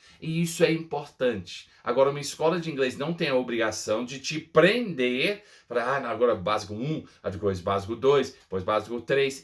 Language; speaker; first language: Portuguese; non-native, fluent; English